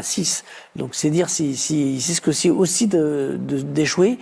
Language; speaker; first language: French; native; French